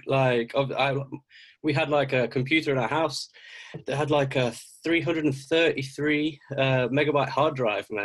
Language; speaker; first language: English; native; English